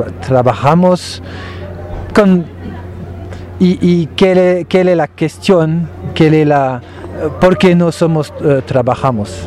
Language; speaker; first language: Spanish; non-native, learner; French